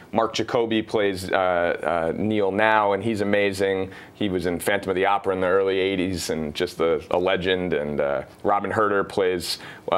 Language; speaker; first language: English; native; English